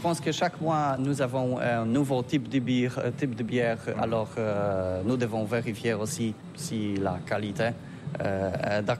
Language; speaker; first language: French; non-native, learner; Polish